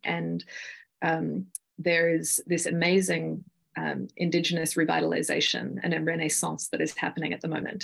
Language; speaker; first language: English; native; English